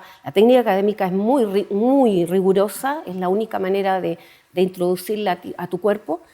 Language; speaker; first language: Spanish; native; Spanish